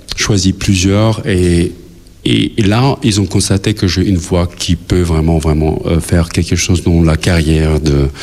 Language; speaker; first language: French; non-native, fluent; Albanian